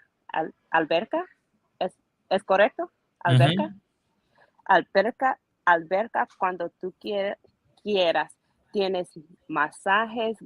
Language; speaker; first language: Spanish; non-native, learner; English